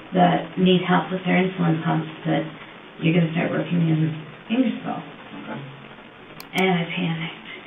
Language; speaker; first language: English; native; English